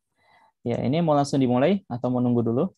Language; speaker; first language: Indonesian; native; Indonesian